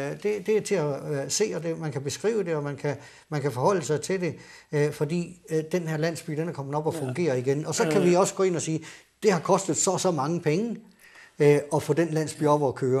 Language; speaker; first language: Danish; native; Danish